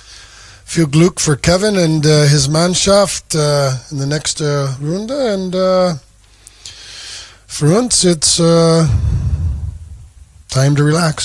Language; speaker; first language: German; non-native, learner; English